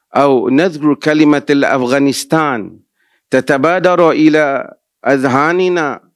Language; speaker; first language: Arabic; non-native, fluent; Malay